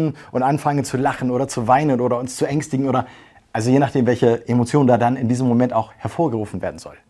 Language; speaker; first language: German; native; German